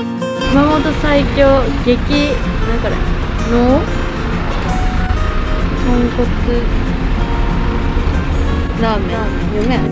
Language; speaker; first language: Japanese; native; Japanese